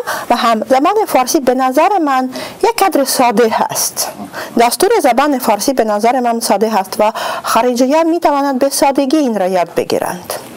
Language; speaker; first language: Persian; non-native, fluent; Russian